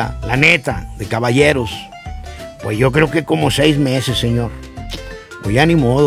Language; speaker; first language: Spanish; native; Spanish